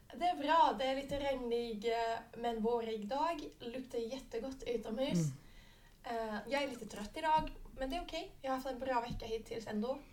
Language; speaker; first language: Swedish; native; Swedish